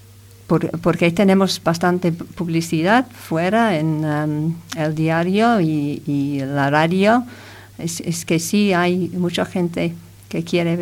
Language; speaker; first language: Spanish; non-native, fluent; English